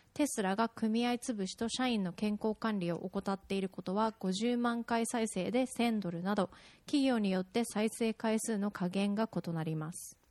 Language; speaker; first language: Japanese; early bilingual, heritage; Japanese